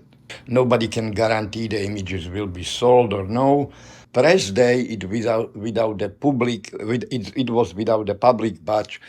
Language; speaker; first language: English; non-native, learner; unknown